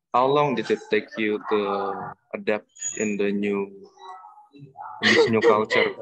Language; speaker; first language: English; non-native, learner; Indonesian